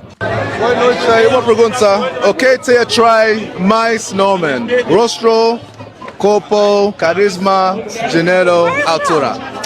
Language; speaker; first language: Portuguese; non-native, learner; English